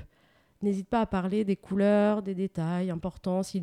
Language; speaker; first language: French; native; French